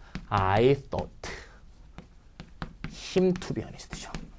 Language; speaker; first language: English; non-native, fluent; Korean